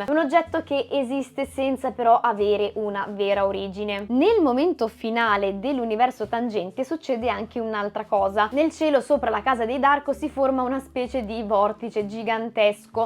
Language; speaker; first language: Italian; native; Italian